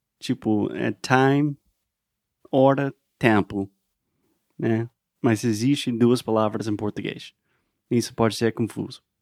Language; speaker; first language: Portuguese; non-native, fluent; English